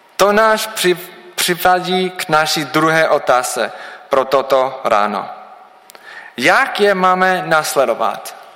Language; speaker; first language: Czech; non-native, learner; English